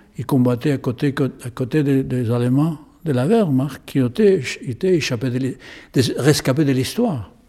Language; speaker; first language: French; non-native, fluent; Spanish